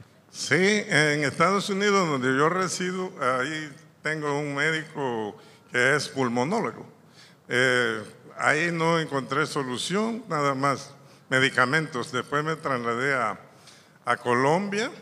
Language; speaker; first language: Spanish; native; Spanish